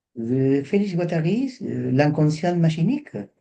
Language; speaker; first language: French; non-native, fluent; Spanish